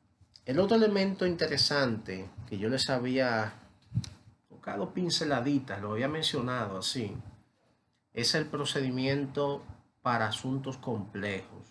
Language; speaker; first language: Spanish; native; Spanish